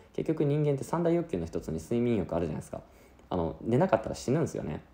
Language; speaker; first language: Japanese; native; Japanese